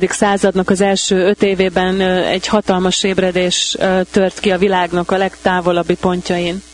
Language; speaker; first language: Hungarian; native; Hungarian